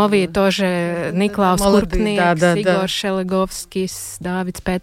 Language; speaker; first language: Russian; non-native, local second language; Latvian